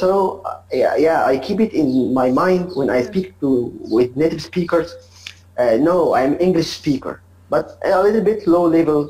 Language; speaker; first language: English; non-native, learner; Arabic